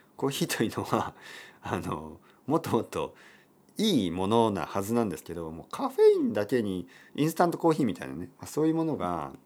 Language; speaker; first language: Japanese; native; Japanese